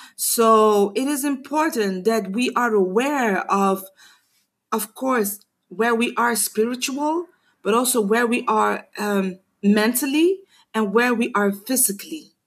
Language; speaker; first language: English; non-native, fluent; Papiamento